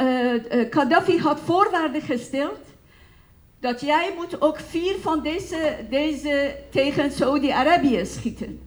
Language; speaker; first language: Dutch; non-native, fluent; Persian